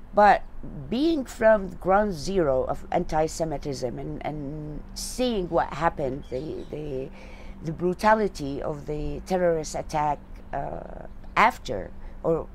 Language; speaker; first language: English; non-native, fluent; Arabic